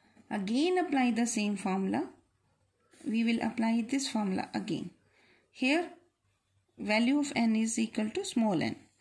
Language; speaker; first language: English; non-native, local second language; Hindi